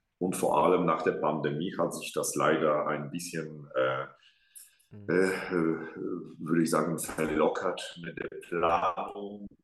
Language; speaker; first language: German; non-native, fluent; Polish